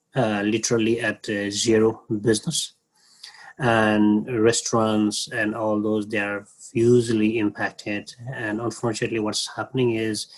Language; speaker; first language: English; non-native, local second language; Nepali